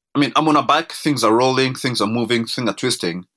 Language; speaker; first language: English; non-native, local second language; Kinyarwanda